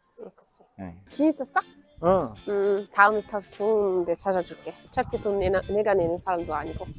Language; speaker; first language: Korean; non-native, fluent; Arabic